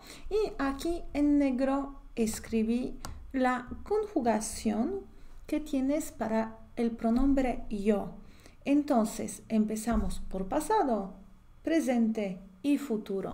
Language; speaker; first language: Spanish; non-native, fluent; Polish